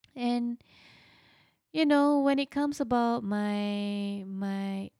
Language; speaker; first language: English; non-native, local second language; Malay